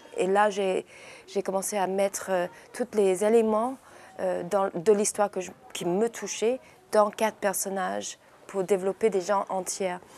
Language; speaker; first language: French; early bilingual, heritage; English